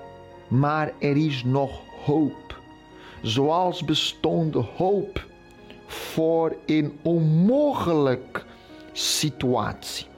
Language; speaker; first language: Dutch; non-native, fluent; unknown